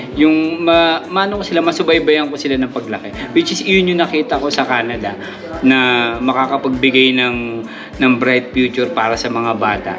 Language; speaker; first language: Filipino; native; Filipino